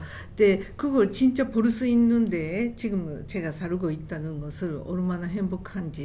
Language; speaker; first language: Korean; non-native, fluent; Japanese